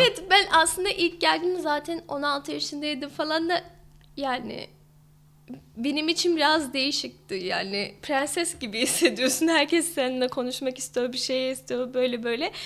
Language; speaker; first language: Turkish; non-native, fluent; English